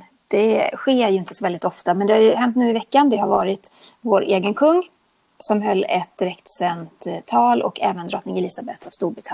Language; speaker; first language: Swedish; native; Swedish